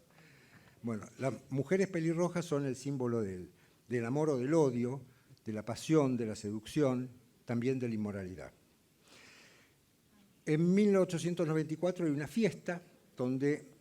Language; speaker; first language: Spanish; native; Spanish